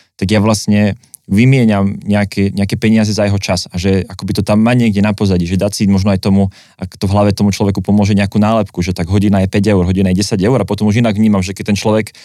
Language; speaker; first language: Slovak; native; Slovak